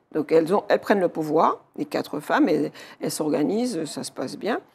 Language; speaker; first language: French; native; French